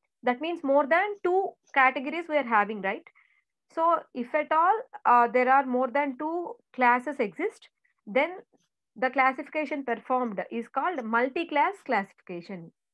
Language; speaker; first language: English; non-native, local second language; Telugu